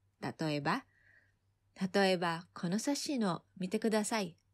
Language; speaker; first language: Japanese; non-native, fluent; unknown